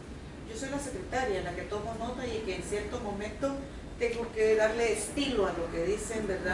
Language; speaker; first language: Spanish; native; Spanish